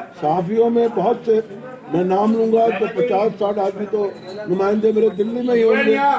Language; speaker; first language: Urdu; native; Urdu